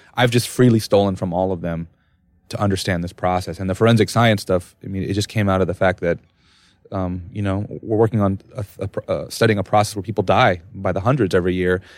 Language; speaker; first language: English; native; English